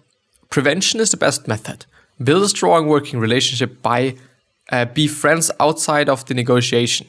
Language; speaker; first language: English; non-native, fluent; German